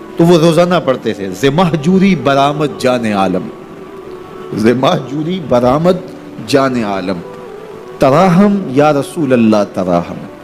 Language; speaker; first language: Urdu; non-native, local second language; Punjabi